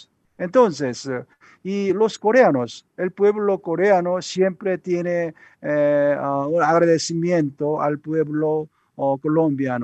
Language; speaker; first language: Spanish; non-native, learner; Korean